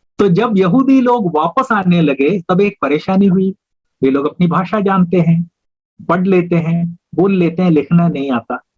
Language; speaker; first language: Hindi; native; Hindi